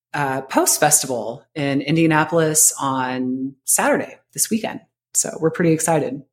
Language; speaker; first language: English; native; English